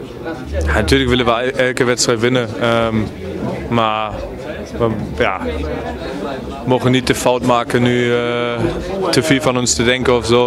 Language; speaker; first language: Dutch; non-native, fluent; German